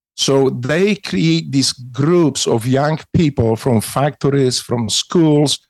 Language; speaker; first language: English; non-native, fluent; Polish